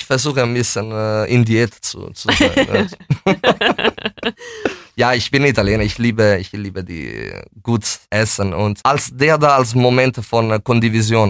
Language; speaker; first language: German; non-native, fluent; Italian